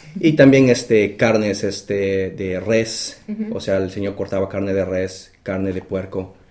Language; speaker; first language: Spanish; native; Spanish